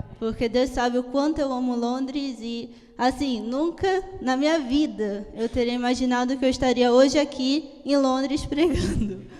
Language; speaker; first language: Portuguese; early bilingual, heritage; Italian